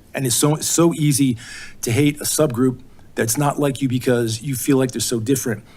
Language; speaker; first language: English; native; English